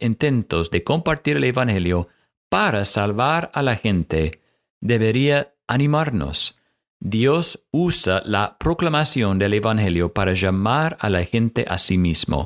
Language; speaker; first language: Spanish; non-native, fluent; English